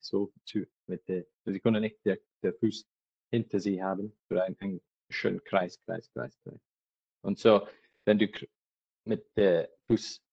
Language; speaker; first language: German; non-native, learner; English